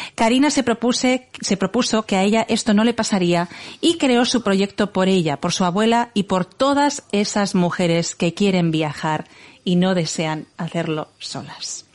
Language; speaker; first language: Spanish; native; Spanish